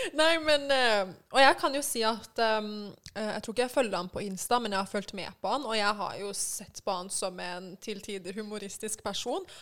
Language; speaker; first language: Norwegian; early bilingual, other home language; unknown